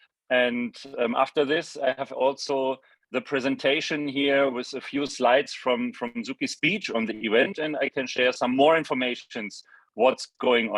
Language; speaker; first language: English; non-native, fluent; German